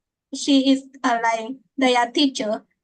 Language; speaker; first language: English; non-native, learner; Vietnamese